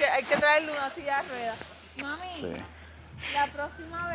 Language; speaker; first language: Spanish; native; Spanish